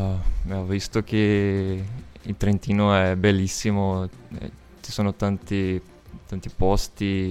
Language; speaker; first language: Italian; non-native, fluent; Portuguese